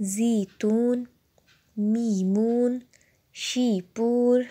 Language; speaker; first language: Persian; non-native, fluent; Urdu